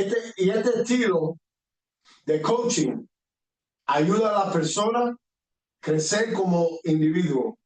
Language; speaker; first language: Spanish; early bilingual, heritage; Spanish